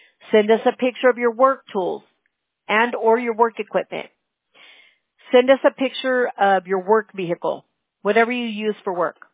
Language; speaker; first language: English; early bilingual, other home language; Spanish